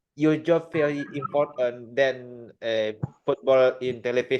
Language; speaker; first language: English; non-native, learner; Indonesian